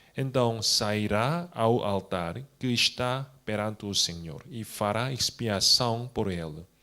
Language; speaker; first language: Portuguese; non-native, fluent; Korean